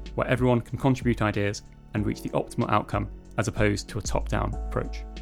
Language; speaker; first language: English; native; English